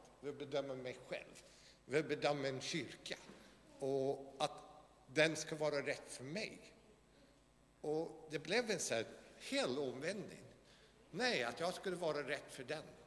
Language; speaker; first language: Swedish; non-native, fluent; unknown